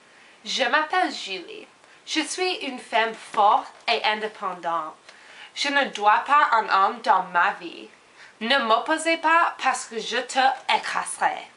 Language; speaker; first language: French; non-native, learner; English